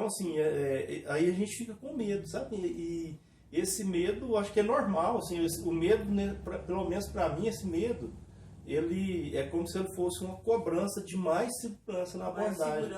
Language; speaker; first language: Portuguese; native; Portuguese